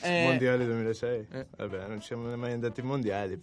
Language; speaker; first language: Italian; non-native, fluent; Spanish